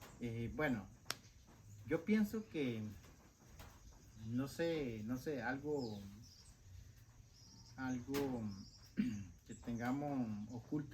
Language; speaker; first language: Spanish; non-native, local second language; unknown